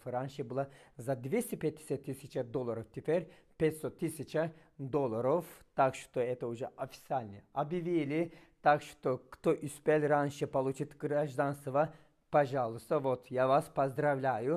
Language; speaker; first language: Russian; non-native, fluent; Turkish